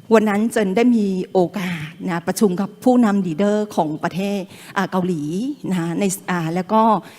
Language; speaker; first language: Thai; non-native, local second language; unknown